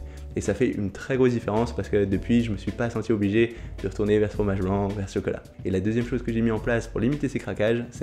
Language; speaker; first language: French; native; French